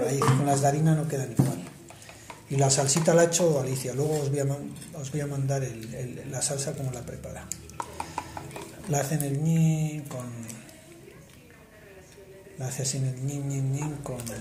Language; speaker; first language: Spanish; native; Spanish